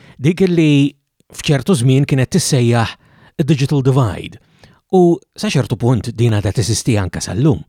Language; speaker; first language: Maltese; native; Maltese